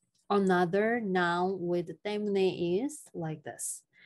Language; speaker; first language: English; non-native, fluent; Korean